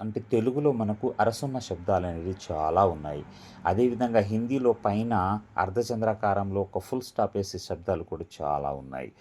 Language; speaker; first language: Telugu; non-native, local second language; Lambadi